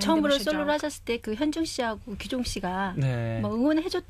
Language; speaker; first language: Korean; native; Korean